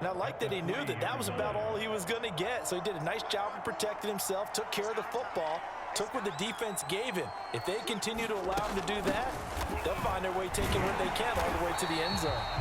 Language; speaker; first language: English; native; English